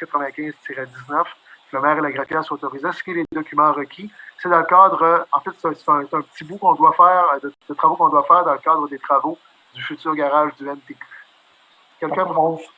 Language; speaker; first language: French; native; French